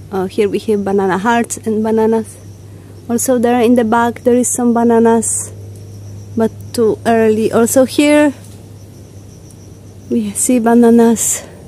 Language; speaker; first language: English; non-native, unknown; Polish